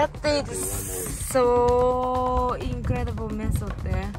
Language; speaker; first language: English; non-native, learner; Japanese